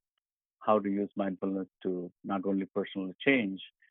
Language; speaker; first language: English; non-native, local second language; Tamil